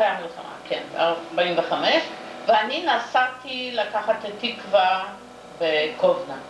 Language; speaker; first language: Hebrew; non-native, fluent; Yiddish